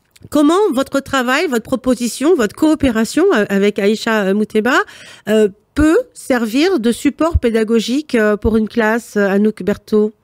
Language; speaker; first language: French; native; French